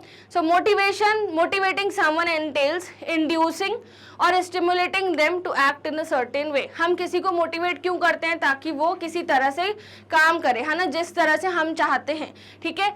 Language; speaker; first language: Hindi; native; Hindi